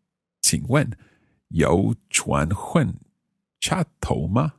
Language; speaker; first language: Chinese; non-native, learner; English